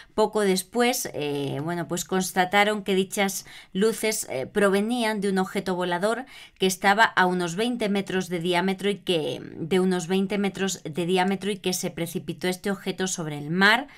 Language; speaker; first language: Spanish; native; Spanish